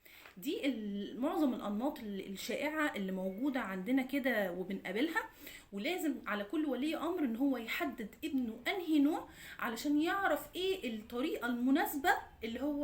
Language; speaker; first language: Arabic; native; Arabic